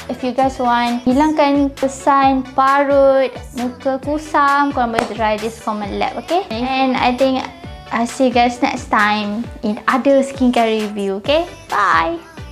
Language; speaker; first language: English; non-native, local second language; Malay